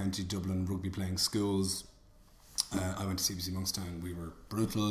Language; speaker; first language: English; native; English